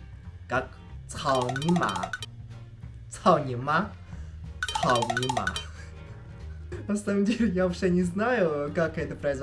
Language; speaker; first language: Russian; non-native, fluent; Chinese